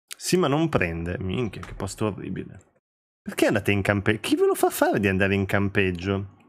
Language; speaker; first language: Italian; early bilingual, other home language; Albanian